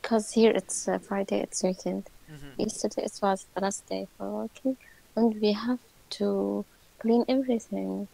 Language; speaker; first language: English; non-native, learner; Arabic